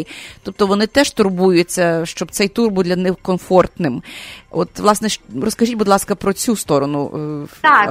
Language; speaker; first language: Ukrainian; native; Ukrainian